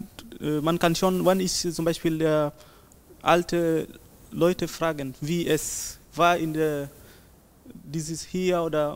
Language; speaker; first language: German; non-native, learner; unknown